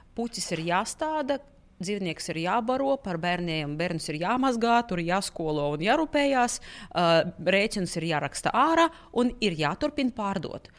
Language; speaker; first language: Latvian; non-native, local second language; Russian